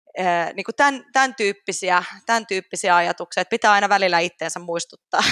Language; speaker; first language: Finnish; native; Finnish